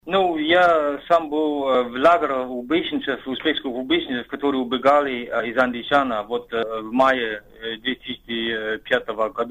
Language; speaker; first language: Russian; non-native, fluent; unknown